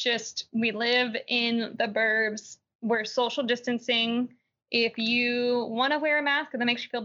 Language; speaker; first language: English; native; English